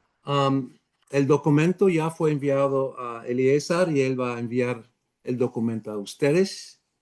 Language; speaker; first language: Spanish; non-native, fluent; English